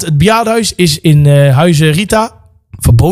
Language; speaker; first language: Dutch; native; Dutch